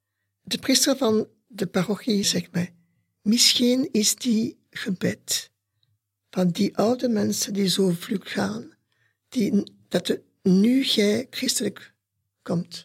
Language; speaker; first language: Dutch; non-native, local second language; French